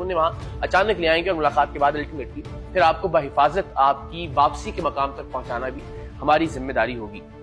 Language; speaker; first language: Urdu; native; Urdu